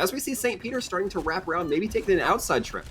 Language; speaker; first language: English; native; English